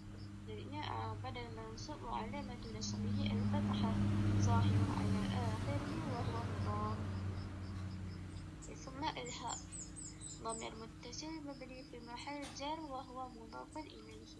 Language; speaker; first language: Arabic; non-native, learner; Malay